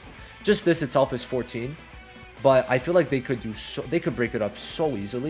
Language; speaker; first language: English; native; English